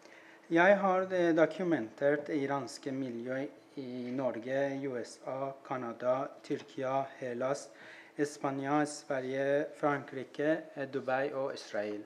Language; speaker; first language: Norwegian; non-native, learner; Persian